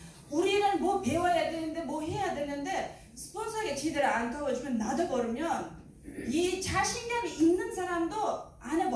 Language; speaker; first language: Korean; non-native, learner; Uzbek